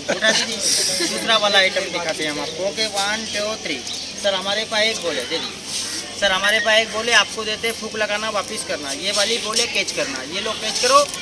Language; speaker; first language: Hindi; native; Hindi